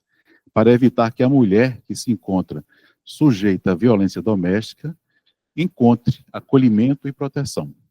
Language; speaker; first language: Portuguese; native; Portuguese